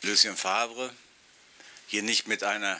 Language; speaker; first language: German; native; German